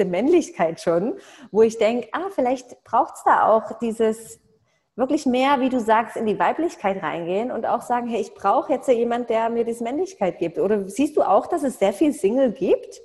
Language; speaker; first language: German; native; German